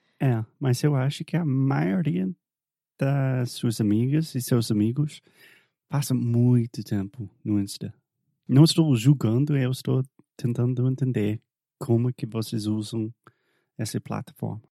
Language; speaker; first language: Portuguese; non-native, fluent; English